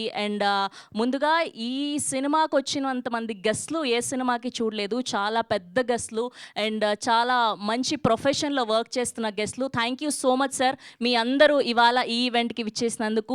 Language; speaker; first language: Telugu; native; Telugu